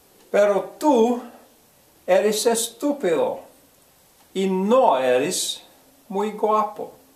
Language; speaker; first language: Spanish; non-native, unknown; English